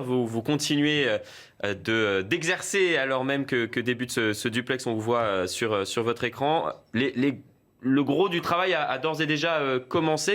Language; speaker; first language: French; native; French